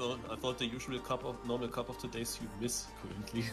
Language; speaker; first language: English; non-native, learner; German